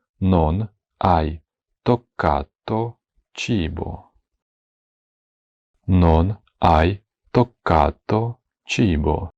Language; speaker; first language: Italian; non-native, fluent; Ukrainian